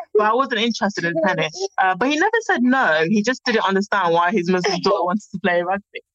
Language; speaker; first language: English; native; English